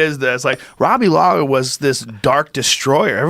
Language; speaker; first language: English; native; English